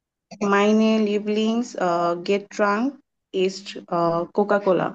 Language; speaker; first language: German; non-native, learner; Bangla